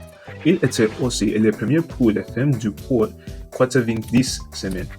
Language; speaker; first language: French; non-native, learner; English